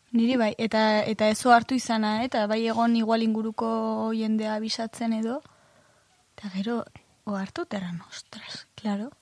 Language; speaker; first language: Basque; native; Basque